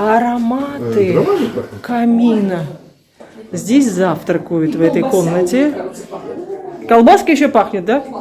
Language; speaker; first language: Russian; native; Russian